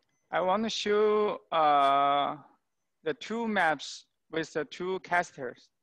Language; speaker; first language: English; non-native, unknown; Chinese